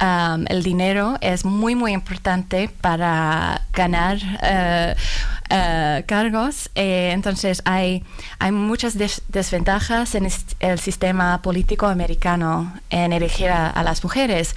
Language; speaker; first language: Spanish; non-native, fluent; Finnish